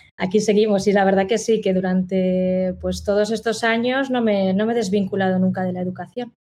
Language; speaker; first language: Spanish; native; Spanish